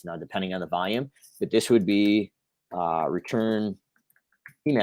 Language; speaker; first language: English; native; English